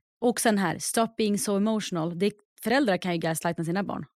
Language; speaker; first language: Swedish; native; Swedish